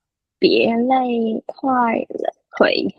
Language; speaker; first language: Chinese; non-native, learner; Vietnamese